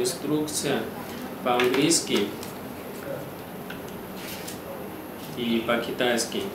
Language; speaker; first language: Russian; non-native, learner; Chinese